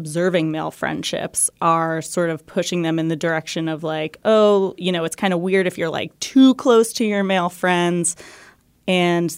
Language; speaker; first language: English; native; English